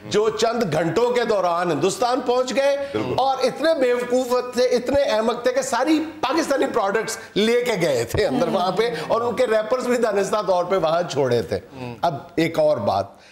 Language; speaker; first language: Urdu; non-native, local second language; Punjabi